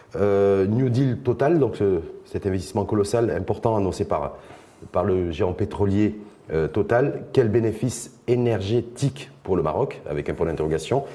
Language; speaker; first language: French; non-native, local second language; Arabic